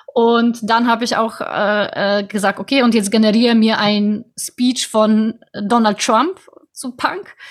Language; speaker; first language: German; non-native, fluent; Polish